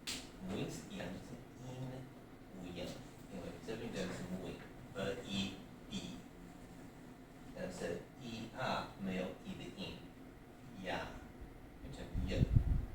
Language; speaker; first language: Chinese; non-native, fluent; English